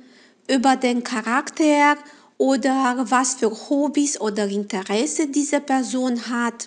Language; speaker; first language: German; non-native, fluent; Romanian